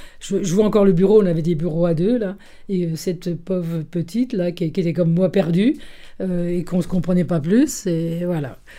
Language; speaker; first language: French; early bilingual, other home language; Italian